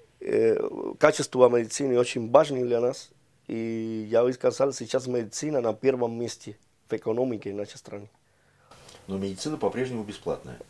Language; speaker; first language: Russian; non-native, fluent; Spanish